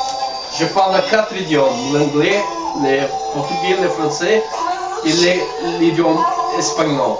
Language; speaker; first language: French; non-native, learner; Spanish